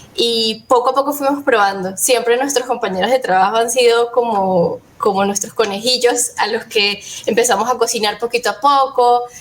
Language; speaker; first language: Spanish; native; Spanish